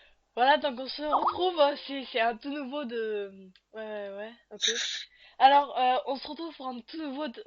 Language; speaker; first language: French; native; French